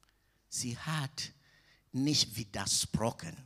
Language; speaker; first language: German; non-native, fluent; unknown